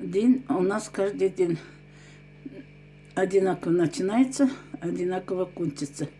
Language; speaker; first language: Russian; non-native, local second language; Karachay-Balkar